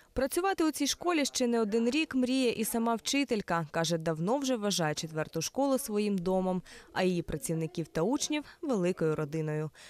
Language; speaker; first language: Ukrainian; native; Ukrainian